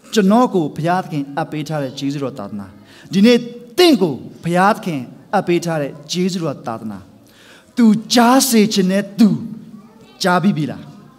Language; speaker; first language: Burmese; non-native, local second language; Tedim Chin